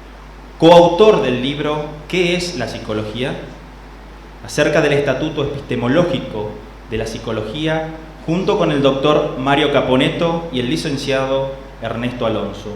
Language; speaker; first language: Spanish; native; Spanish